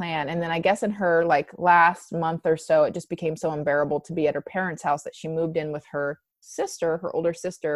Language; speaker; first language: English; native; English